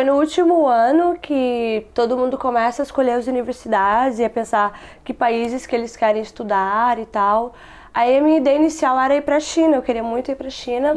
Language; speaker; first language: Portuguese; non-native, local second language; Kabuverdianu